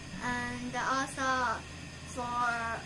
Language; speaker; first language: English; non-native, learner; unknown